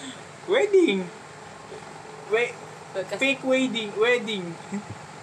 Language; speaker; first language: English; non-native, learner; Filipino